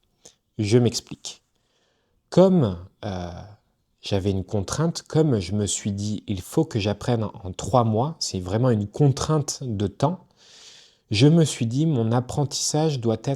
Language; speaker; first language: French; native; French